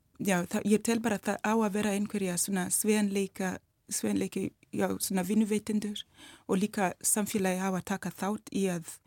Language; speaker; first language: Icelandic; non-native, learner; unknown